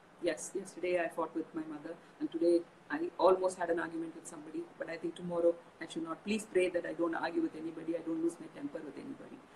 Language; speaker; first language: English; non-native, local second language; Tamil